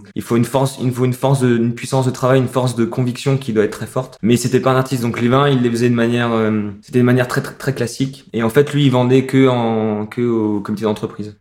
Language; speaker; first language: French; native; French